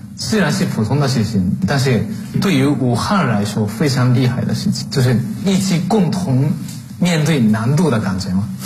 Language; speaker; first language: Chinese; non-native, fluent; Japanese